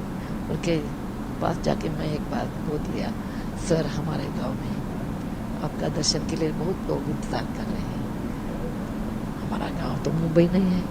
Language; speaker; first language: Hindi; non-native, local second language; Kannada